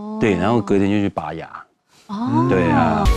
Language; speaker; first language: Chinese; native; Chinese